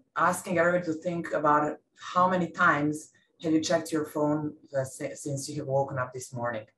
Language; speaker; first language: English; non-native, fluent; Serbian